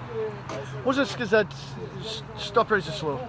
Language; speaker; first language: Russian; non-native, learner; English